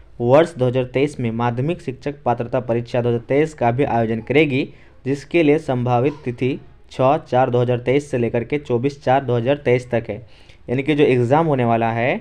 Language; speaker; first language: Hindi; native; Hindi